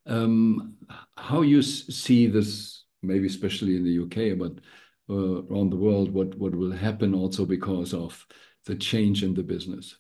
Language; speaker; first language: English; non-native, fluent; German